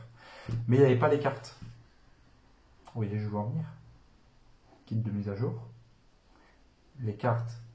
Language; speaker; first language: French; native; French